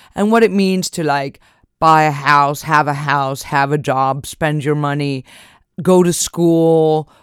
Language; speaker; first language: English; early bilingual, other home language; Spanish